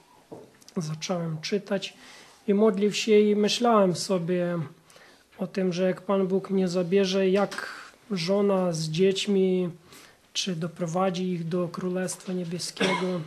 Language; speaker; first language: Polish; non-native, fluent; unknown